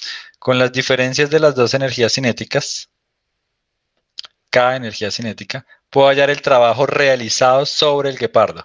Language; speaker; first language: Spanish; native; Spanish